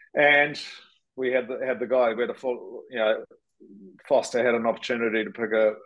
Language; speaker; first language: English; native; English